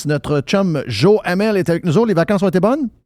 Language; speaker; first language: French; native; French